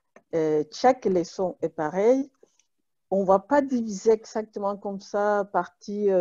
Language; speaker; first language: French; non-native, fluent; Spanish